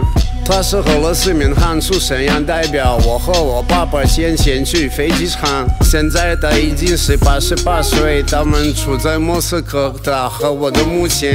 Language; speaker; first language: Chinese; non-native, learner; Russian